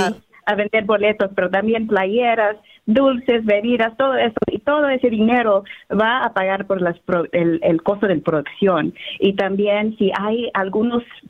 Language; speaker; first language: Spanish; early bilingual, heritage; Spanish